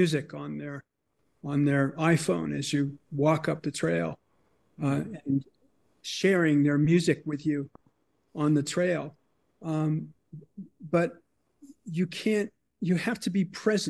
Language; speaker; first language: English; native; English